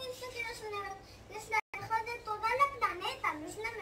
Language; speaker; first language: Spanish; early bilingual, other home language; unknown